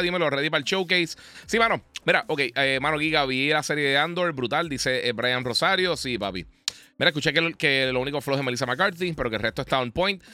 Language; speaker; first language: Spanish; native; Spanish